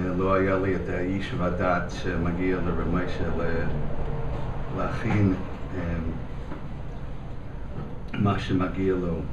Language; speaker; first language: Hebrew; non-native, fluent; English